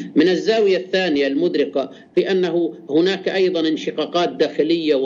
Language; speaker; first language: Arabic; native; Arabic